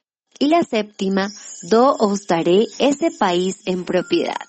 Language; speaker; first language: Spanish; native; Spanish